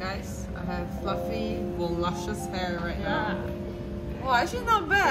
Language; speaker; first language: English; non-native, local second language; Chinese